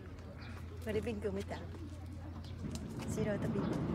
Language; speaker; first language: Japanese; non-native, learner; Vietnamese